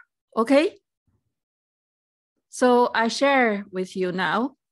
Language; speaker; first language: English; non-native, fluent; Chinese